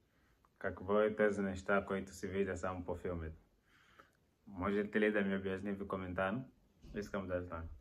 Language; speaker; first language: Bulgarian; non-native, learner; Portuguese